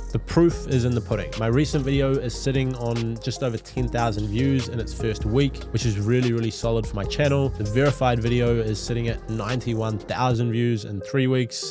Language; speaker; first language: English; native; English